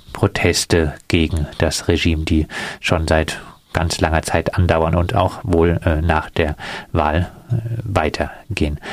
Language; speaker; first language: German; non-native, local second language; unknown